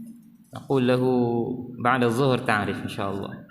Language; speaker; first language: Arabic; non-native, fluent; Malay